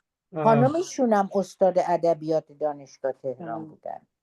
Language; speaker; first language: Persian; native; Persian